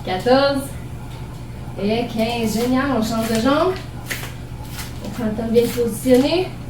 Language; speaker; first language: French; native; French